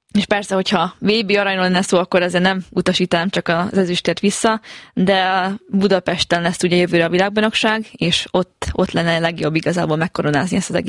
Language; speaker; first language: Hungarian; native; Hungarian